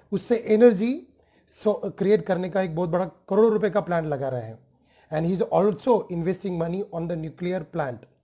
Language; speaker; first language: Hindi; non-native, local second language; Marathi